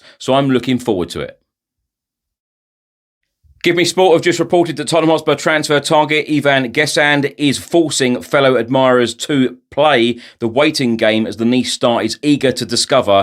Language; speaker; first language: English; native; English